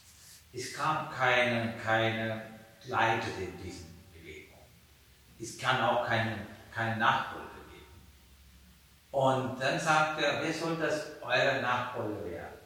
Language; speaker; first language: German; non-native, fluent; Sinhala